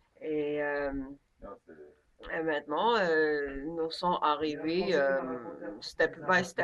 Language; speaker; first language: French; non-native, learner; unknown